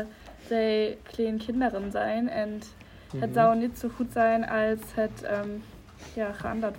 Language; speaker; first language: Dutch; non-native, learner; German